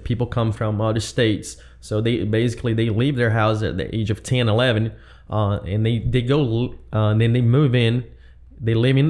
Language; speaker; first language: English; non-native, fluent; Portuguese